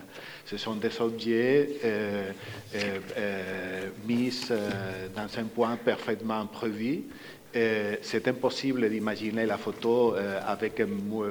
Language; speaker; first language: French; non-native, fluent; Spanish